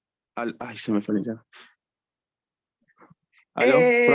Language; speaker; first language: Spanish; native; Spanish